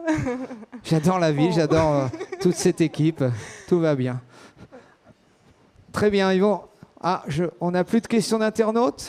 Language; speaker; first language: French; native; French